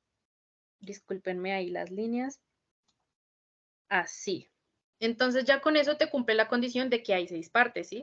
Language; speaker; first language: Spanish; native; Spanish